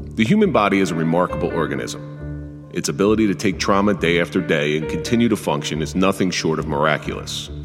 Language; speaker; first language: English; native; English